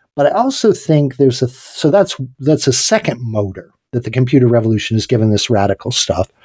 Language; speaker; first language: English; native; English